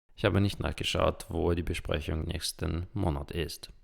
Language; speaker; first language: German; non-native, fluent; Ukrainian